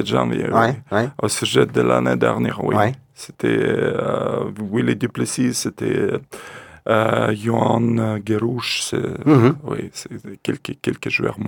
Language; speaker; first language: French; non-native, learner; Russian